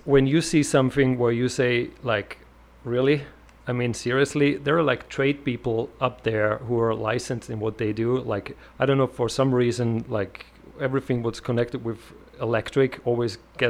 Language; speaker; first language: English; non-native, fluent; German